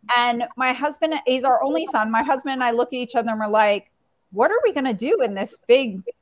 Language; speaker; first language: English; native; English